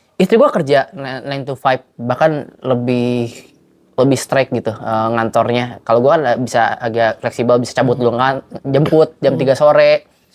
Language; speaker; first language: Indonesian; native; Indonesian